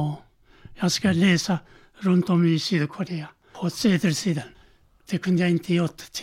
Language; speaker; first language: Swedish; non-native, learner; Korean